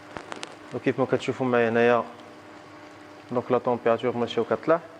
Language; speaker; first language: Arabic; native; Arabic